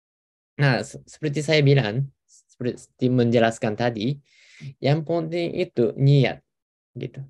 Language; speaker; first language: Indonesian; non-native, fluent; Japanese